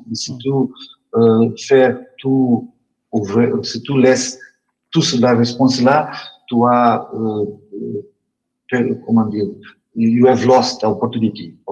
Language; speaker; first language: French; non-native, learner; Portuguese